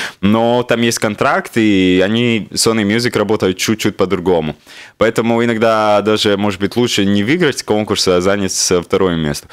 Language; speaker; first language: Russian; non-native, local second language; Latvian